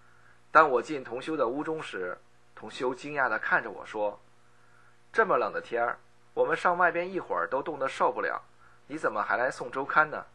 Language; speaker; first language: Chinese; native; Chinese